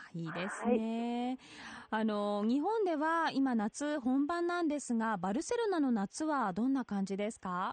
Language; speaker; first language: Japanese; native; Japanese